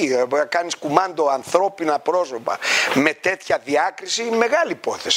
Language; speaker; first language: Greek; native; Greek